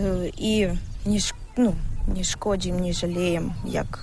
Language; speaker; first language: Ukrainian; non-native, local second language; Russian